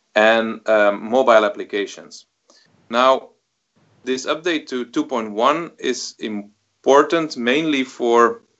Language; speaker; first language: English; non-native, fluent; Dutch